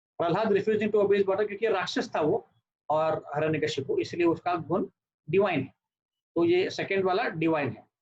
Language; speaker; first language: Hindi; non-native, local second language; Marathi